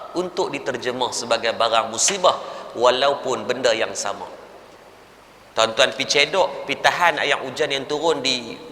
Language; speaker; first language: Malay; native; Malay